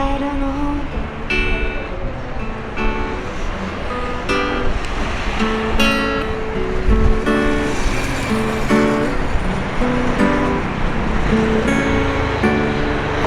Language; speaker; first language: Japanese; native; Japanese